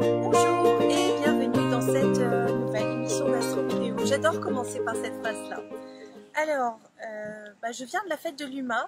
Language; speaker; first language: French; native; French